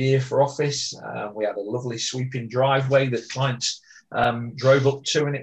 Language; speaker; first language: English; native; English